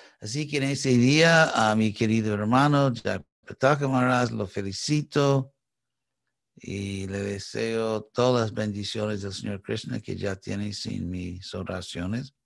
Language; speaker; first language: Spanish; non-native, fluent; English